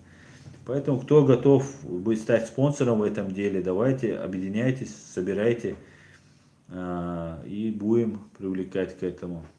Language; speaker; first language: Russian; non-native, local second language; Chechen